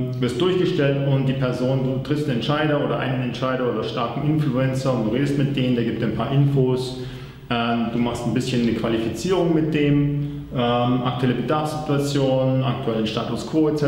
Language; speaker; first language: German; native; German